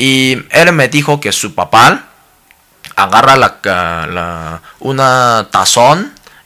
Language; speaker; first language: Spanish; non-native, learner; Cantonese